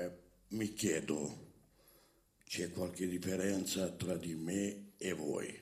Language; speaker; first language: Italian; non-native, fluent; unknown